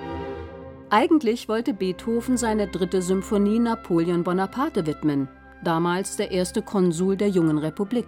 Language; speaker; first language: German; native; German